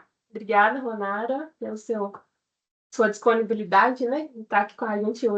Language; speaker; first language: Portuguese; native; Portuguese